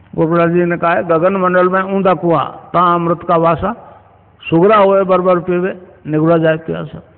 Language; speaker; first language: Hindi; native; Hindi